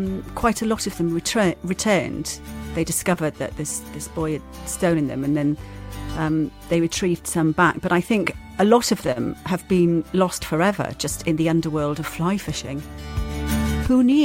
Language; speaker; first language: English; native; English